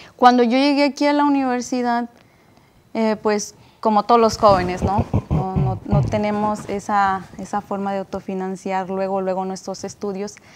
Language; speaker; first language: Spanish; native; Spanish